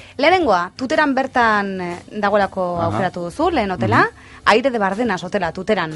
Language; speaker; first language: Basque; native; Basque